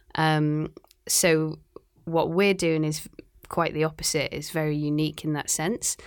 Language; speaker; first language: English; native; English